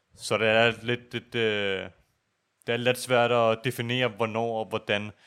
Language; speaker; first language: Danish; early bilingual, other home language; Urdu